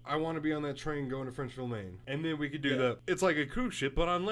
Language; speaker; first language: English; native; English